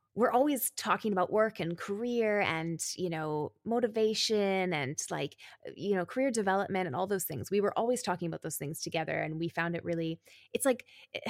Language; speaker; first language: English; native; English